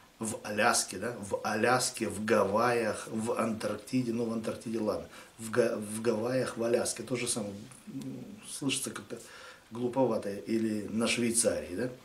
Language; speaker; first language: Russian; native; Russian